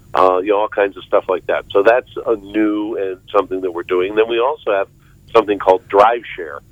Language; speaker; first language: English; native; English